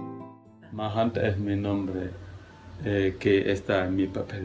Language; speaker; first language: Spanish; non-native, learner; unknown